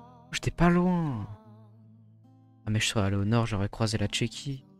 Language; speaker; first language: French; native; French